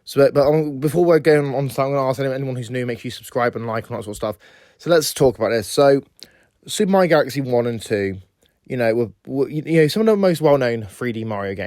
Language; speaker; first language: English; native; English